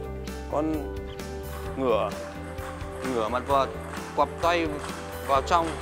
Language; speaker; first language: Vietnamese; native; Vietnamese